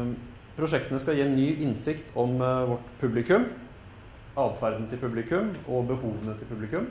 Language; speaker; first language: Norwegian; native; Norwegian